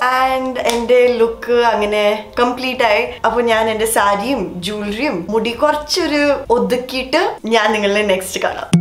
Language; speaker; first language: Malayalam; early bilingual, heritage; Malayalam